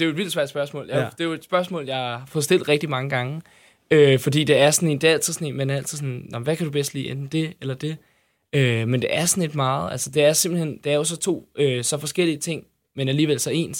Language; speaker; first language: Danish; native; Danish